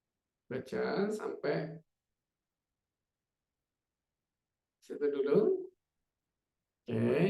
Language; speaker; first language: Indonesian; native; Indonesian